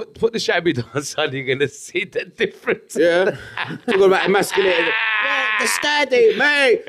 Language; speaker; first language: English; native; English